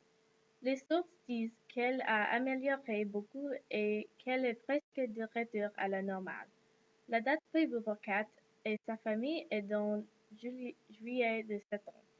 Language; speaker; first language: French; non-native, learner; English